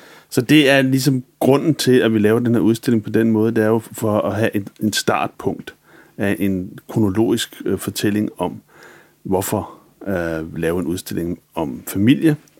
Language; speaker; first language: Danish; native; Danish